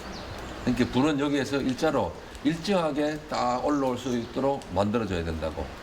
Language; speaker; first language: Korean; native; Korean